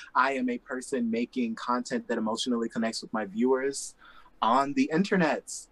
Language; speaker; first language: English; native; English